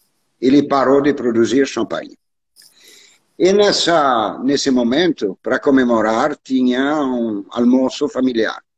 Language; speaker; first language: Portuguese; non-native, learner; French